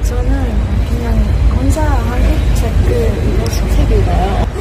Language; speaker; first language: Korean; non-native, learner; English